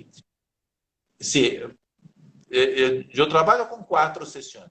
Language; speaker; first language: Spanish; non-native, learner; Portuguese